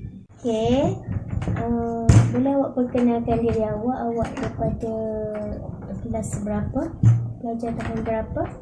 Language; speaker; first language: Malay; native; Malay